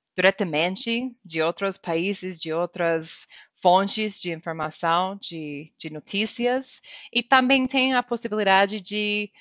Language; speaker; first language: Portuguese; non-native, fluent; English